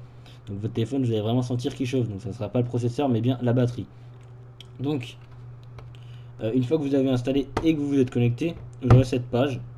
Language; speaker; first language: French; native; French